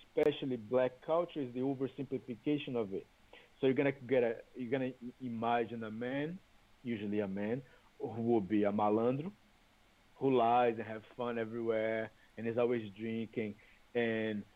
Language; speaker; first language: English; non-native, fluent; Portuguese